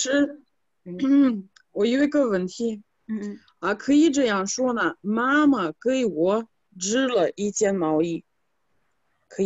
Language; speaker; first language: Chinese; non-native, fluent; Russian